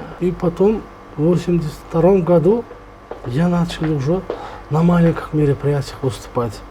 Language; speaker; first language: Russian; non-native, local second language; Turkmen